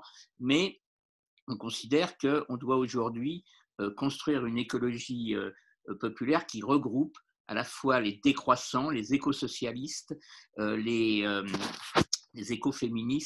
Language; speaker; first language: French; native; French